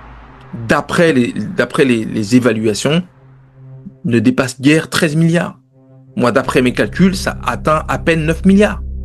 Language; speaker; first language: French; native; French